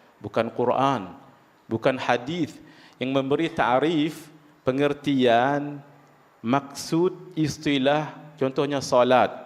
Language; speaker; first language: Malay; native; Malay